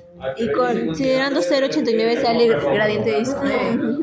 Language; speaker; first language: Spanish; native; Spanish